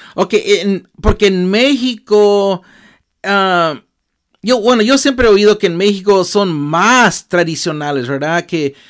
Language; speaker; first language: Spanish; early bilingual, heritage; Spanish